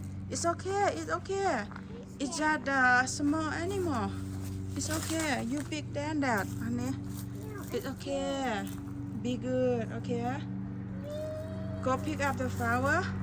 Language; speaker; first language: English; non-native, learner; Thai